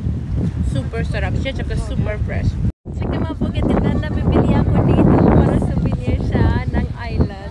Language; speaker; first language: Filipino; non-native, learner; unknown